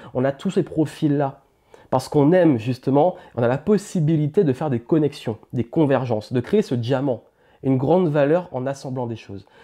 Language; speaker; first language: French; native; French